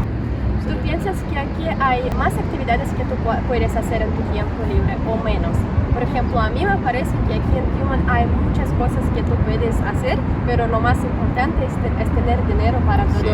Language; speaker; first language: Spanish; non-native, fluent; Russian